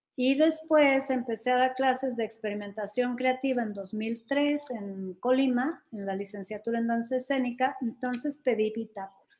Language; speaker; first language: Spanish; native; Spanish